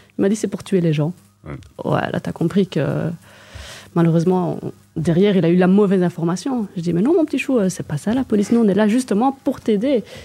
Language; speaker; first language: French; native; French